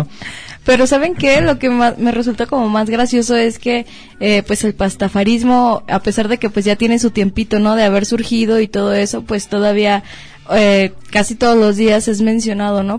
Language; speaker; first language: Spanish; native; Spanish